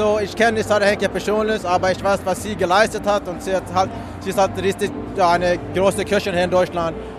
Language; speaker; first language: German; non-native, fluent; Swedish